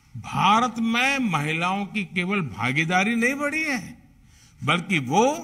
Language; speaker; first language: Hindi; non-native, local second language; Gujarati